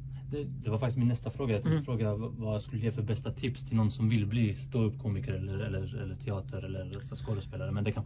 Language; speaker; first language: Swedish; native; Swedish